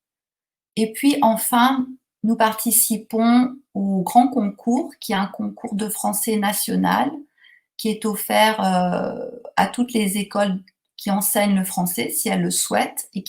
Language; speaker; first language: French; native; French